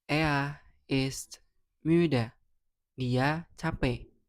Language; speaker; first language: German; non-native, learner; Indonesian